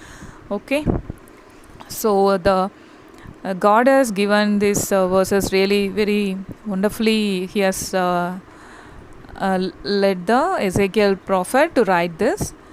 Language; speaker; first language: English; non-native, local second language; Tamil